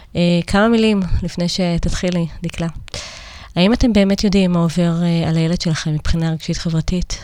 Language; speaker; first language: Hebrew; native; Hebrew